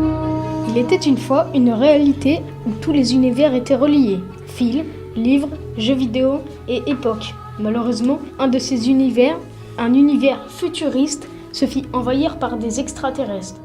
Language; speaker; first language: French; native; French